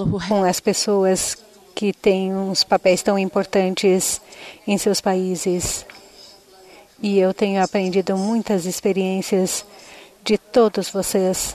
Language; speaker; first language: Portuguese; non-native, fluent; Indonesian